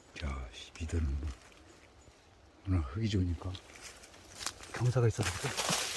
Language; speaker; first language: Korean; native; Korean